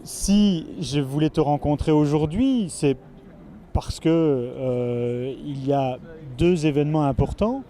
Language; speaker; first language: French; native; French